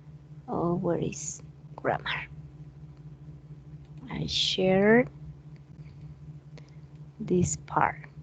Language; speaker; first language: English; non-native, fluent; Spanish